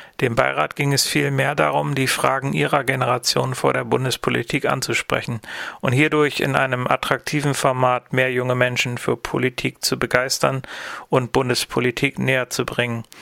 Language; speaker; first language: German; native; German